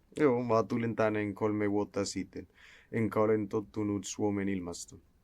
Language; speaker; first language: Finnish; non-native, learner; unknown